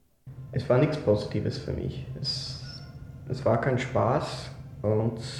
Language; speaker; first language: German; non-native, fluent; English